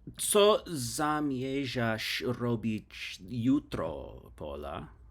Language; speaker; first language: Polish; non-native, learner; English